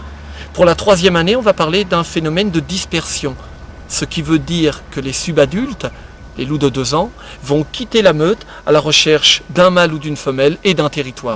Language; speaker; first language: French; native; French